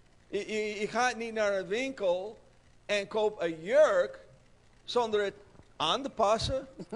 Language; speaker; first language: Dutch; non-native, learner; English